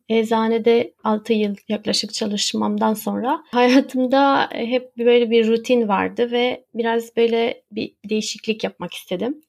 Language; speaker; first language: Turkish; early bilingual, heritage; Turkish